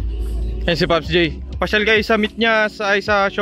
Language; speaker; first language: Filipino; native; Filipino